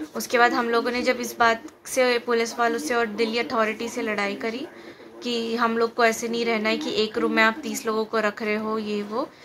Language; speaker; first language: Hindi; native; Hindi